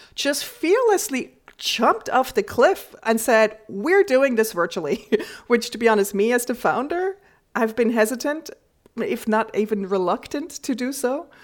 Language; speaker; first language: English; non-native, fluent; German